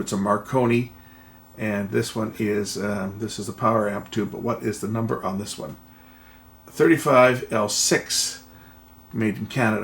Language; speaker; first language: English; native; English